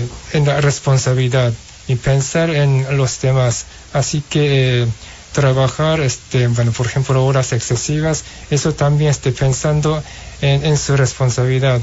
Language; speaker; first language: Spanish; non-native, fluent; Japanese